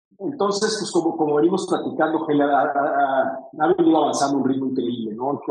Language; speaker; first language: Spanish; native; Spanish